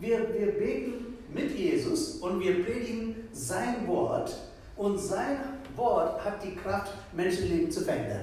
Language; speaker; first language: German; non-native, fluent; Tamil